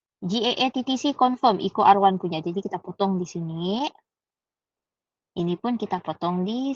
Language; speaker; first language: Malay; native; Malay